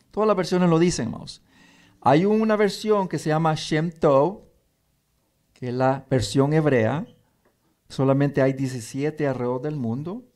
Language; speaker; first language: Spanish; early bilingual, heritage; Spanish